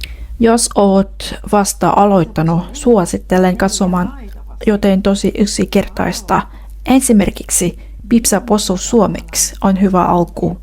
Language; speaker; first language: Finnish; non-native, fluent; Vietnamese